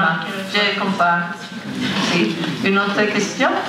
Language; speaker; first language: French; non-native, fluent; Italian